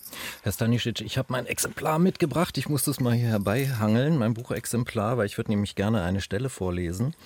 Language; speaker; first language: German; native; German